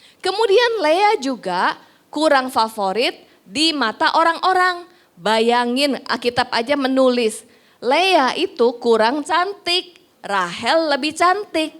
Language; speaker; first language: Indonesian; native; Indonesian